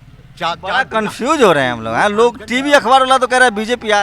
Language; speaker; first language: Hindi; native; Hindi